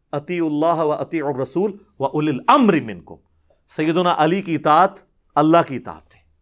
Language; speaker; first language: Urdu; non-native, local second language; Punjabi